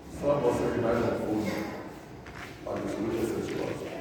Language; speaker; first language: Portuguese; non-native, learner; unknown